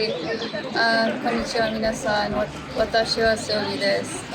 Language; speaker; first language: Japanese; non-native, learner; English